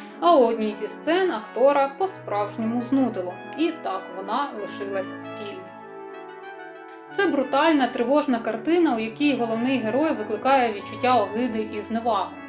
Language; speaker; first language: Ukrainian; native; Ukrainian